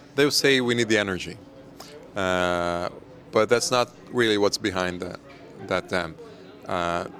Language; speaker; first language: English; non-native, fluent; Portuguese